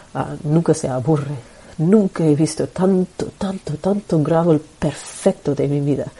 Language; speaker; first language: Spanish; non-native, fluent; French